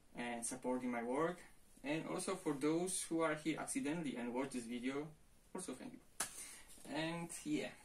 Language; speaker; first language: English; non-native, fluent; Polish